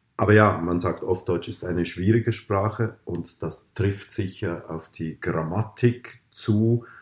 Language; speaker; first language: German; native; German